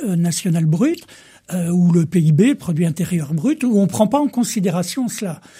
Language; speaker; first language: French; native; French